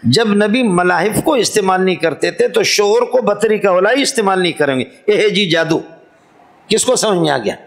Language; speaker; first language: Urdu; non-native, local second language; Brahui